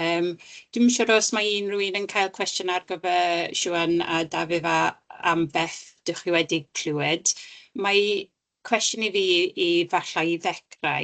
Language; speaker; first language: Welsh; non-native, local second language; English